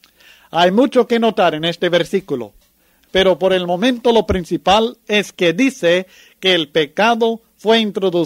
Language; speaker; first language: Spanish; native; Spanish